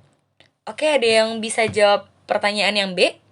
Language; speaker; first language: Indonesian; native; Indonesian